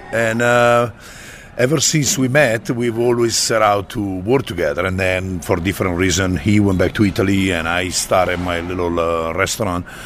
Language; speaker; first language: English; non-native, fluent; Italian